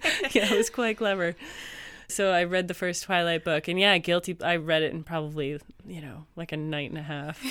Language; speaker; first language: English; native; English